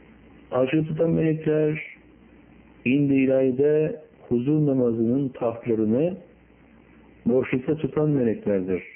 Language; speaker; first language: Turkish; native; Turkish